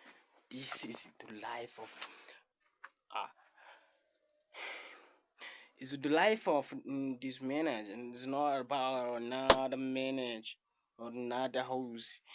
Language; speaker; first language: English; non-native, learner; Rundi